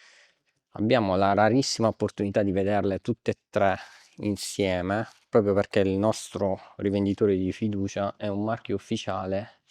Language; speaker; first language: Italian; native; Italian